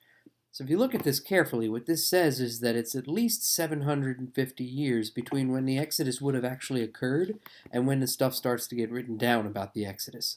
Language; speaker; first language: English; native; English